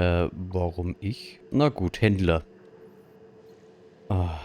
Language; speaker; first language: German; native; German